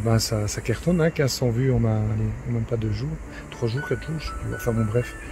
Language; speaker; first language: French; native; French